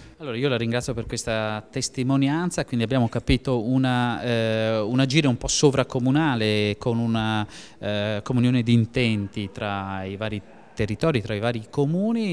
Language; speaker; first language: Italian; native; Italian